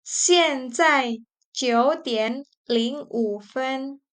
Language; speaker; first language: Chinese; non-native, fluent; Indonesian